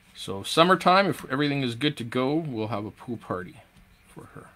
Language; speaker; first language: English; native; English